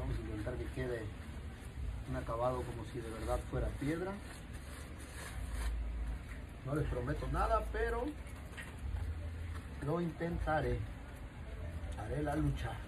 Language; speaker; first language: Spanish; native; Spanish